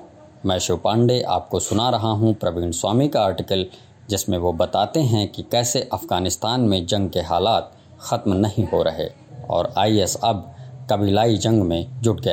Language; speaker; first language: Hindi; native; Hindi